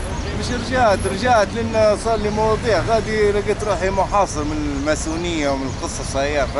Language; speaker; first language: Arabic; native; Arabic